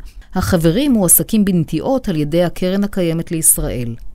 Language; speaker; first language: Hebrew; native; Hebrew